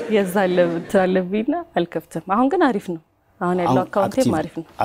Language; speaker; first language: Amharic; native; Amharic